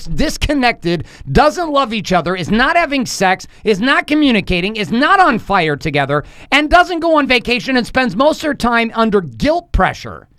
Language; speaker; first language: English; native; English